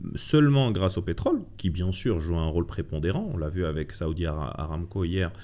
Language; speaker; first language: French; non-native, local second language; Arabic